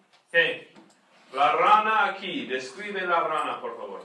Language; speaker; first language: Spanish; non-native, fluent; English